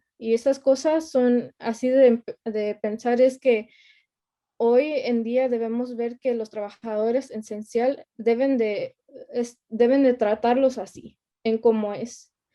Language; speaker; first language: Spanish; early bilingual, heritage; Spanish